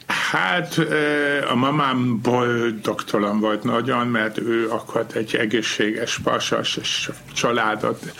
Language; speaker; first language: Hungarian; non-native, fluent; German